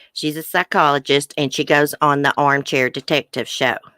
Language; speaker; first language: English; native; English